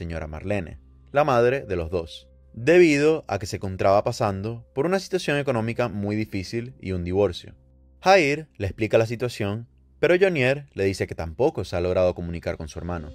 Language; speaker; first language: Spanish; native; Spanish